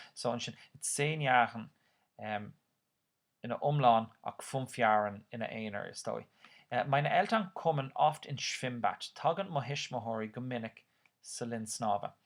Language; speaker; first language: Irish; non-native, local second language; English